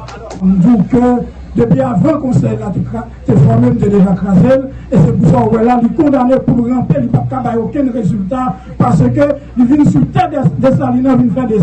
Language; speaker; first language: French; non-native, local second language; Haitian Creole